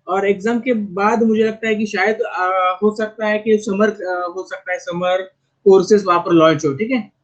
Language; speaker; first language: Hindi; non-native, local second language; Marathi